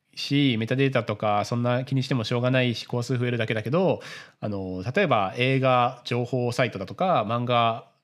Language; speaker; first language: Japanese; native; Japanese